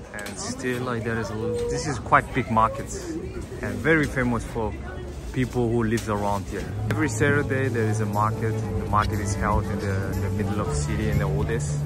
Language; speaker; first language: English; non-native, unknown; Korean